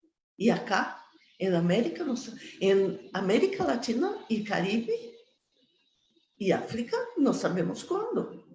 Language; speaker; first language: Spanish; non-native, fluent; Portuguese